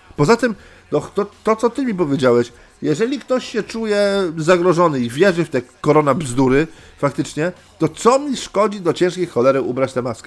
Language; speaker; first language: Polish; native; Polish